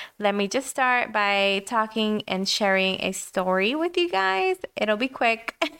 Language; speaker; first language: English; early bilingual, other home language; Spanish